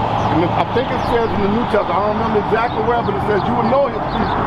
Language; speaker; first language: English; native; English